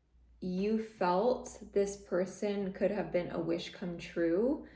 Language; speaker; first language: English; native; English